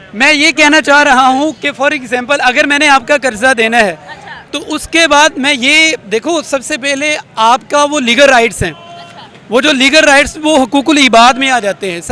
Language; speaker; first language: Urdu; non-native, local second language; Punjabi